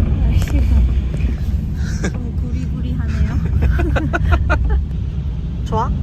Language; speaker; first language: Korean; native; Korean